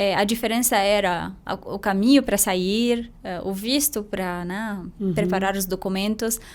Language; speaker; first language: Portuguese; non-native, fluent; Arabic